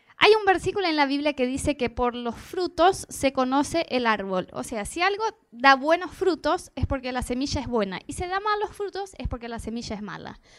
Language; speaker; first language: Spanish; non-native, fluent; Portuguese